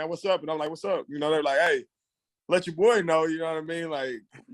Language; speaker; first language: English; native; English